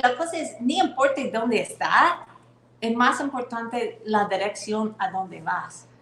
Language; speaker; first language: Spanish; non-native, fluent; English